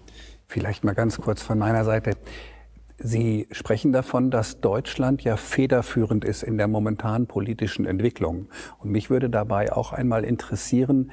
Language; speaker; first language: German; native; German